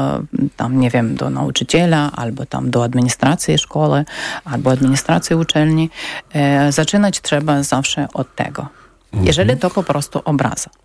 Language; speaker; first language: Polish; non-native, local second language; Ukrainian